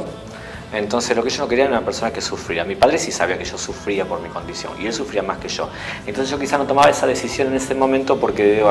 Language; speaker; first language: Spanish; native; Spanish